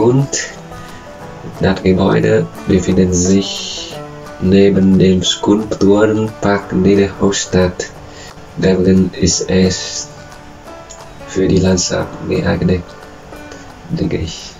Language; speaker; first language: German; non-native, learner; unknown